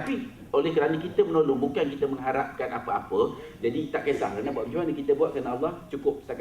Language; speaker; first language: Malay; native; Malay